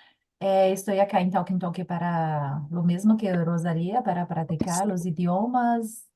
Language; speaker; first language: Spanish; non-native, learner; Portuguese